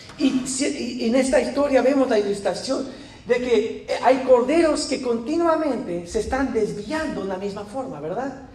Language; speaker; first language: Spanish; non-native, fluent; English